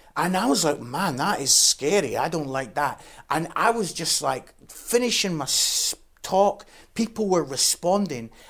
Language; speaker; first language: English; native; English